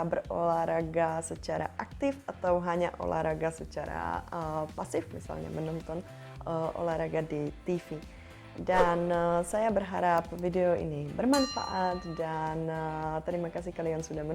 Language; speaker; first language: Indonesian; non-native, fluent; Czech